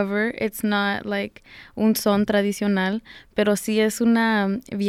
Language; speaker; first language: English; native; English